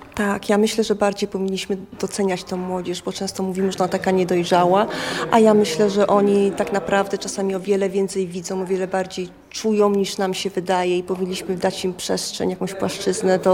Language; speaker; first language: Polish; native; Polish